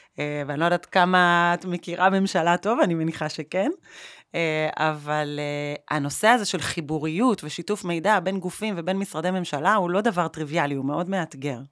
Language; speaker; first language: Hebrew; native; Hebrew